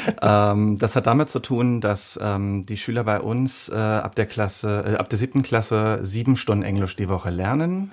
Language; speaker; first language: German; native; German